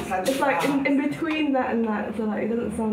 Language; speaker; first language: English; non-native, fluent; Indonesian